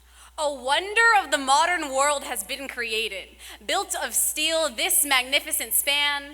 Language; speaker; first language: English; native; English